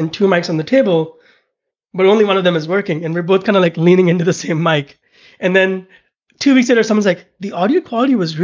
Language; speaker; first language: English; non-native, local second language; Hindi